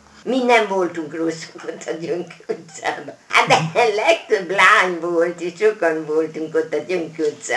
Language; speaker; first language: Hungarian; non-native, local second language; German